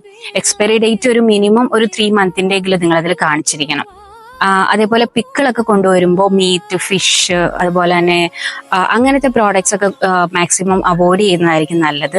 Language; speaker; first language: Malayalam; native; Malayalam